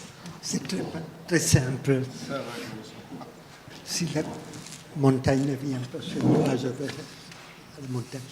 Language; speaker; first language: French; non-native, fluent; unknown